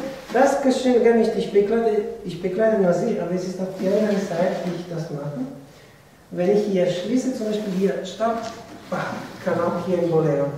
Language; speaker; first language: German; non-native, fluent; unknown